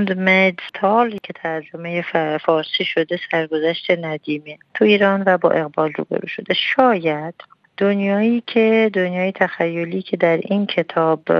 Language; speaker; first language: Persian; non-native, local second language; Armenian